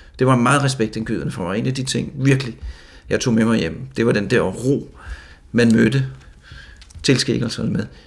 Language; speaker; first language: Danish; native; Danish